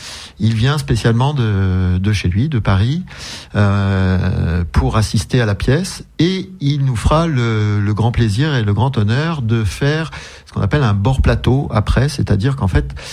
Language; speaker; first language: French; native; French